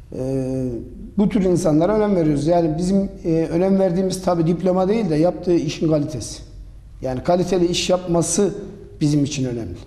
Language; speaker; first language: Turkish; native; Turkish